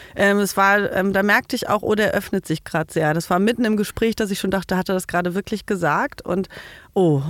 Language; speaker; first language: German; native; German